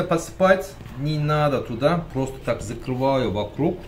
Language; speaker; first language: Russian; non-native, learner; Turkish